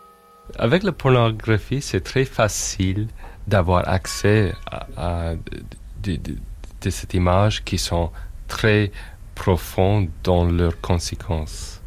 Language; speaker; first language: French; non-native, fluent; English